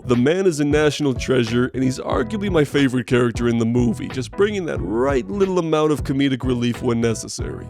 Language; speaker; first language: English; native; English